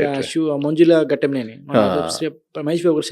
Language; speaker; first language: Telugu; native; Telugu